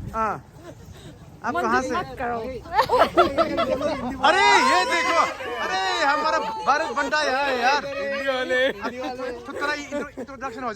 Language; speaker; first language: Hindi; non-native, local second language; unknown